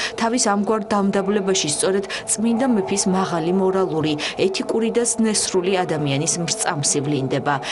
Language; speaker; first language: Georgian; native; Georgian